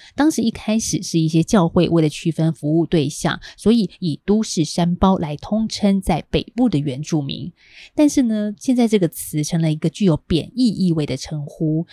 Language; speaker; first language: Chinese; native; Chinese